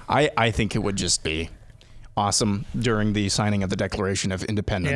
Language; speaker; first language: English; native; English